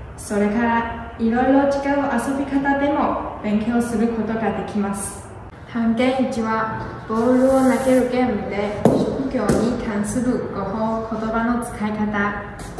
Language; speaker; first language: Japanese; non-native, learner; Chinese